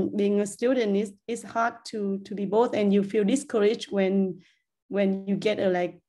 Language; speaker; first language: English; non-native, fluent; Vietnamese